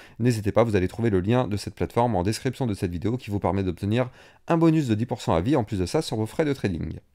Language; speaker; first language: French; native; French